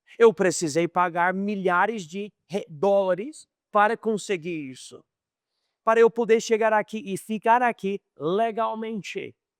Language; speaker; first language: Portuguese; non-native, fluent; English